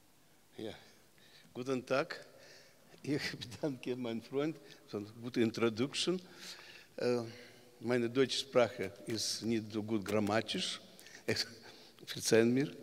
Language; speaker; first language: German; non-native, learner; Russian